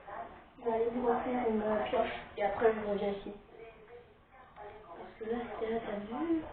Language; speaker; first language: French; native; French